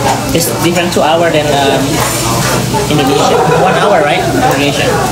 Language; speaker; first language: English; non-native, fluent; Indonesian